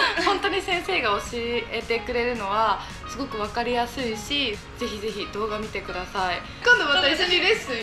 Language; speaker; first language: Japanese; native; Japanese